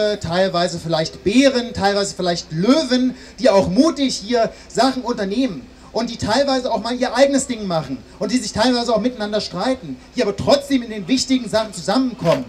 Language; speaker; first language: German; native; German